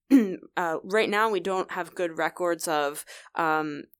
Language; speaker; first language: English; native; English